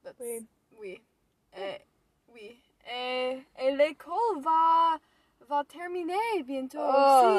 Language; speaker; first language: French; non-native, learner; English